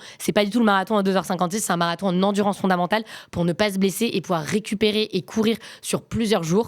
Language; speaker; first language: French; native; French